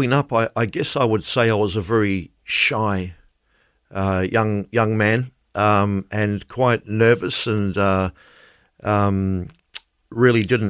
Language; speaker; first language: English; native; English